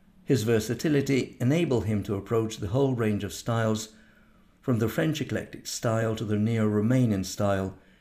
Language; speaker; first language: English; non-native, fluent; Romanian